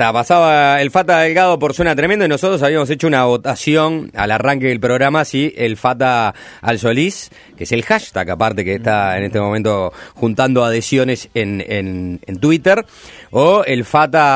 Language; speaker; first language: Spanish; native; Spanish